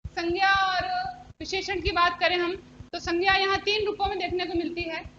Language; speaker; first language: Hindi; native; Hindi